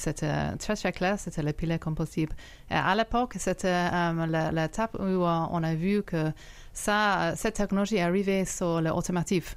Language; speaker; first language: French; non-native, fluent; English